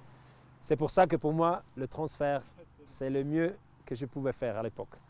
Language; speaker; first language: French; non-native, local second language; Italian